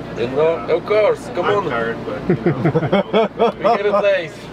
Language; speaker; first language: English; non-native, learner; Polish